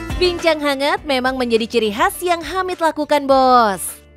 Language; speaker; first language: Indonesian; native; Indonesian